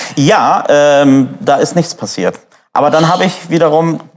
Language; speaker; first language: German; native; German